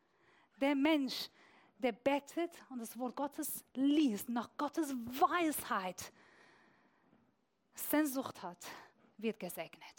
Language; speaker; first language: German; non-native, fluent; Persian